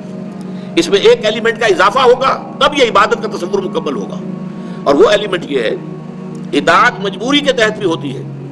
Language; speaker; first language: Urdu; native; Urdu